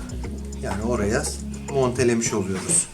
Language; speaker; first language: Turkish; native; Turkish